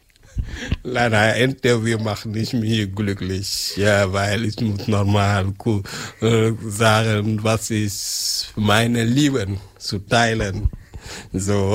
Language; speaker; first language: German; non-native, learner; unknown